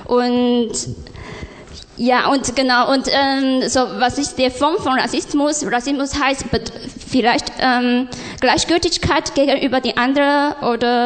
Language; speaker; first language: German; non-native, learner; Chinese